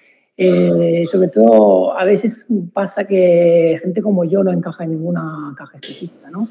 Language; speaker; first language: Spanish; non-native, fluent; Italian